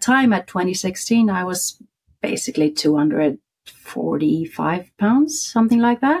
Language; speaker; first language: English; non-native, fluent; Icelandic